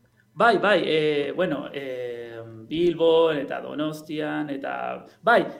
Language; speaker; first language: Basque; non-native, learner; Spanish